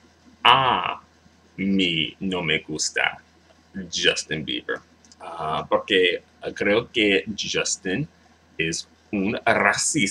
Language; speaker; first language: Spanish; non-native, learner; English